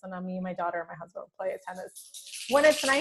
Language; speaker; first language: English; non-native, fluent; Spanish